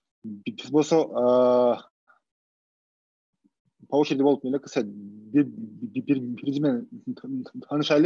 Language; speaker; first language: Kyrgyz; non-native, local second language; Russian